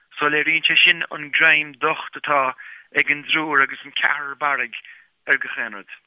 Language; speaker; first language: Irish; native; Irish